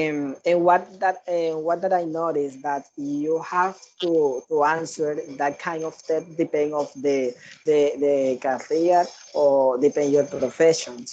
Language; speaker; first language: English; non-native, learner; Spanish